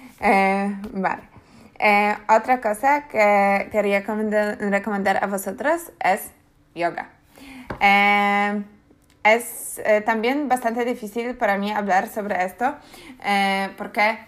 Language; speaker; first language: Spanish; non-native, learner; Polish